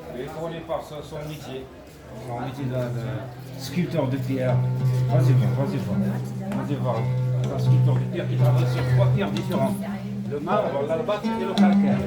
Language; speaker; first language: French; non-native, local second language; Arabic